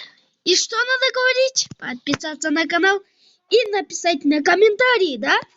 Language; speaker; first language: Russian; non-native, local second language; Kyrgyz